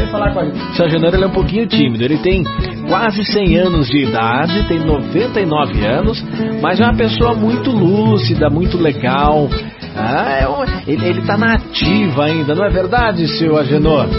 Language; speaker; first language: Portuguese; native; Portuguese